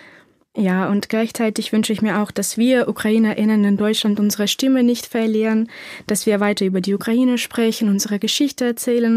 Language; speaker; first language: German; non-native, fluent; Ukrainian